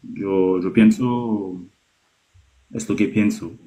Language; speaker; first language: Spanish; non-native, learner; French